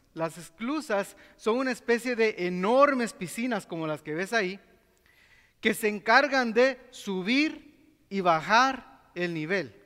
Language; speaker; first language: Spanish; native; Spanish